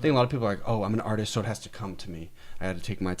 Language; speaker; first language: English; native; English